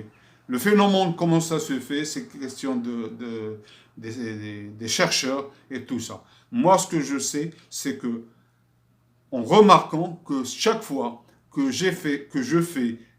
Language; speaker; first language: French; non-native, fluent; Arabic